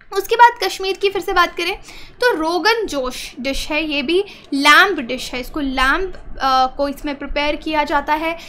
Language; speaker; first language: Hindi; native; Hindi